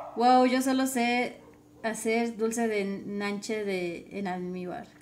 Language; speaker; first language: Spanish; native; Spanish